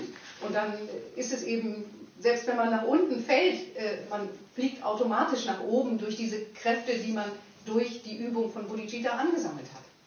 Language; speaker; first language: German; native; German